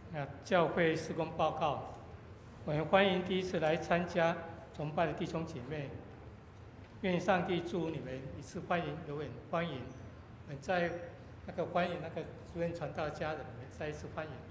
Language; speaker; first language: Chinese; native; Chinese